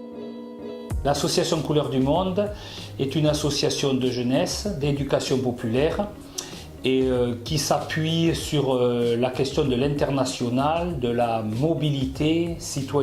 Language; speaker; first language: French; native; French